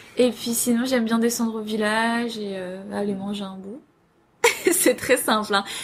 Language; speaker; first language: French; native; French